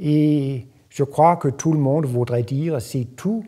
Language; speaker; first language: French; non-native, fluent; Danish